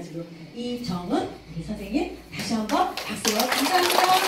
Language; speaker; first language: Korean; native; Korean